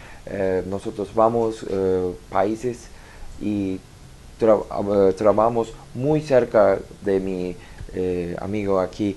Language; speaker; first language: Spanish; non-native, learner; Turkish